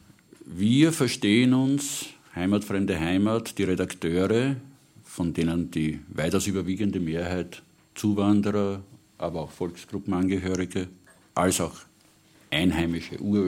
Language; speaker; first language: German; native; German